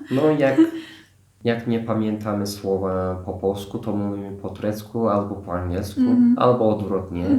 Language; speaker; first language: Polish; non-native, fluent; Turkish